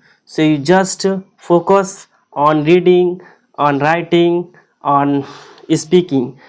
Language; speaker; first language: English; non-native, local second language; Hindi